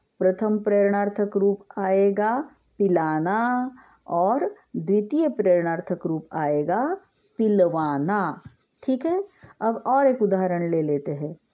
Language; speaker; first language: Hindi; non-native, local second language; Marathi